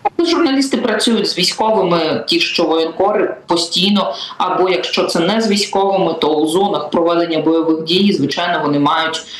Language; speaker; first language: Ukrainian; native; Ukrainian